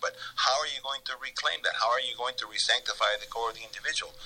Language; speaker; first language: English; early bilingual, other home language; Spanish